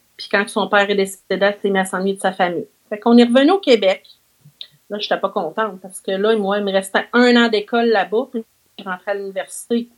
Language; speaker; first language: French; native; French